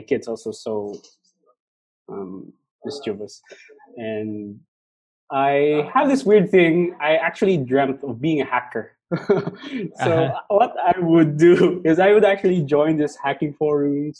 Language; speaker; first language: English; non-native, local second language; Cebuano